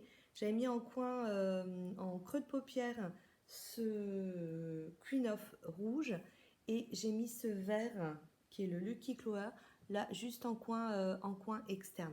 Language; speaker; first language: French; native; French